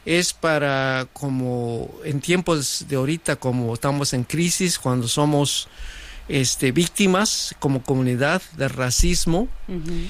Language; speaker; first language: Spanish; native; Spanish